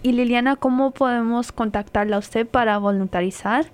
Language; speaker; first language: Spanish; early bilingual, other home language; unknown